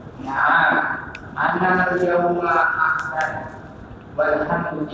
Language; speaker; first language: Arabic; non-native, learner; Indonesian